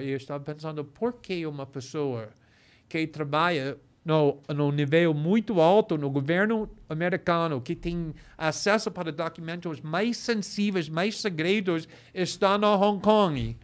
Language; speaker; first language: Portuguese; non-native, fluent; English